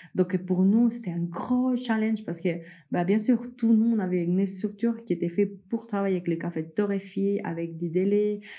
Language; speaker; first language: French; early bilingual, other home language; Spanish